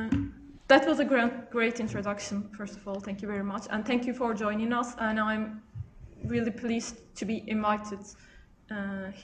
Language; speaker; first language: English; non-native, fluent; Turkish